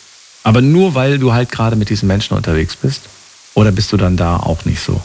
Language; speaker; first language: German; native; German